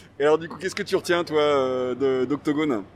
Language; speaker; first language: French; native; French